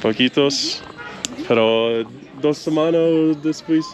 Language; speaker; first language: Spanish; non-native, learner; English